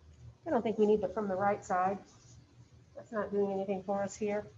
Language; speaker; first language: English; native; English